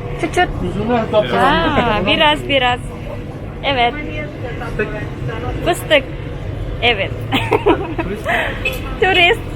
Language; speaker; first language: Turkish; non-native, learner; Thai